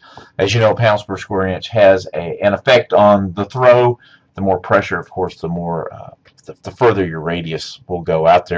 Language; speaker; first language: English; native; English